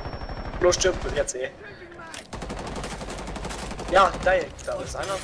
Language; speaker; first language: German; native; German